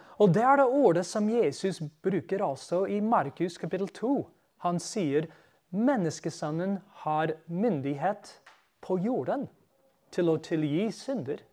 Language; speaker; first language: Norwegian; non-native, fluent; English